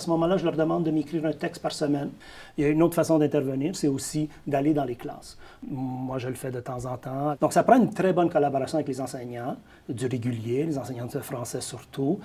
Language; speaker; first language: French; native; French